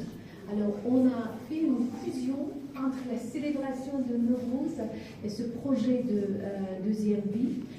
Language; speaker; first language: French; non-native, fluent; Azerbaijani